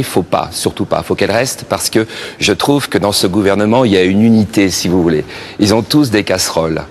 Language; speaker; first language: French; native; French